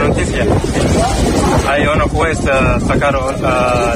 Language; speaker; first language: Spanish; non-native, learner; Arabic